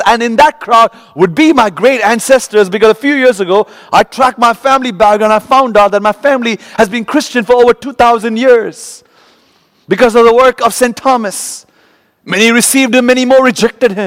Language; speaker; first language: English; non-native, local second language; Malayalam